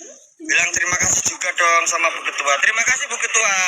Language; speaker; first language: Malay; non-native, local second language; Javanese